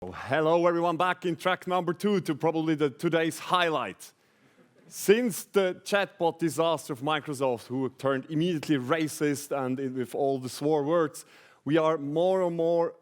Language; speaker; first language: English; non-native, fluent; German